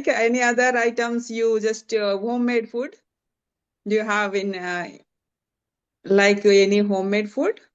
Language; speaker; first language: English; non-native, learner; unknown